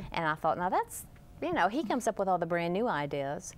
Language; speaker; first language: English; native; English